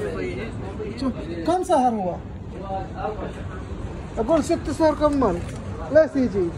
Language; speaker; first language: Arabic; non-native, learner; Urdu